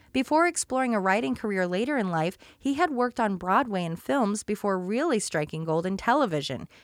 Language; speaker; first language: English; native; English